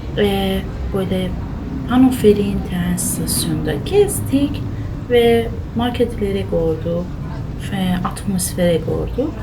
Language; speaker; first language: Turkish; non-native, learner; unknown